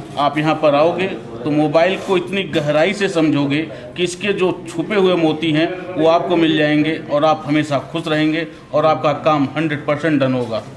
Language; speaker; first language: Hindi; native; Hindi